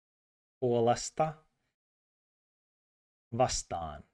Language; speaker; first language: Finnish; non-native, learner; English